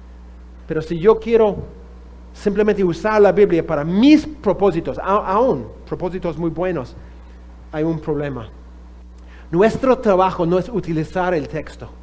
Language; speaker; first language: Spanish; non-native, fluent; English